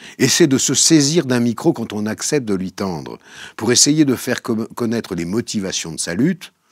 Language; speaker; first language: French; native; French